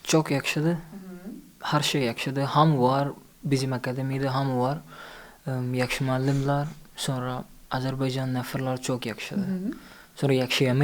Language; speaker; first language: Azerbaijani; non-native, learner; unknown